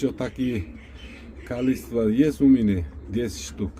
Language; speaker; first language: Russian; non-native, local second language; Uzbek